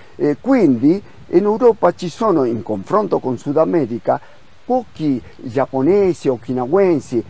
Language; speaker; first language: Italian; non-native, fluent; Spanish